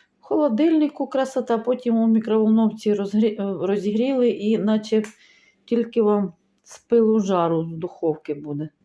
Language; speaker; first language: Ukrainian; non-native, local second language; Russian